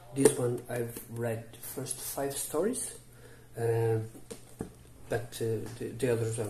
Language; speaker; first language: English; non-native, learner; Portuguese